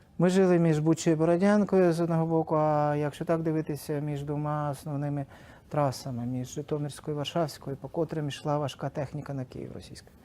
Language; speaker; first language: Ukrainian; non-native, local second language; Russian